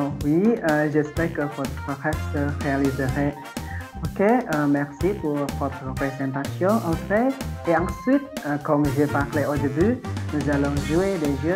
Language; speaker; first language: French; non-native, fluent; Indonesian